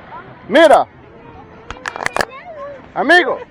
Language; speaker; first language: Spanish; non-native, learner; English